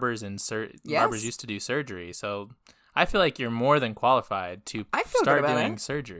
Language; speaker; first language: English; native; English